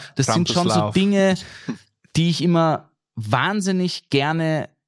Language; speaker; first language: German; native; German